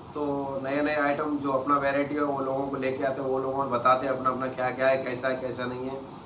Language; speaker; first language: Hindi; non-native, local second language; Kannada